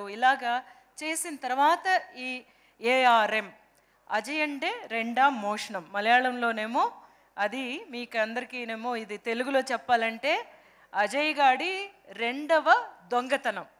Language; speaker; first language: Telugu; native; Telugu